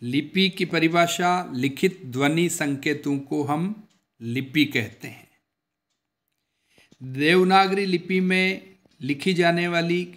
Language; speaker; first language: Hindi; native; Hindi